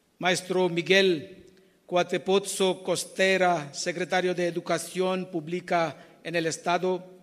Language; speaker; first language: Spanish; non-native, learner; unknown